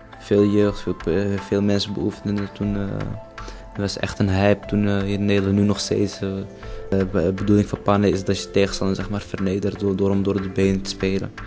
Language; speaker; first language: Dutch; early bilingual, other home language; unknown